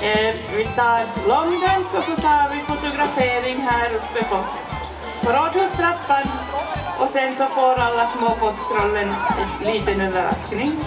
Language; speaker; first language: Swedish; native; Swedish